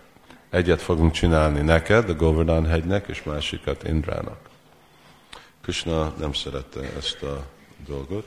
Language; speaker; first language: Hungarian; early bilingual, heritage; Hungarian